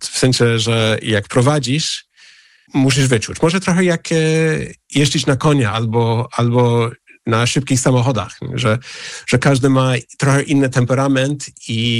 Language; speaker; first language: Polish; non-native, fluent; English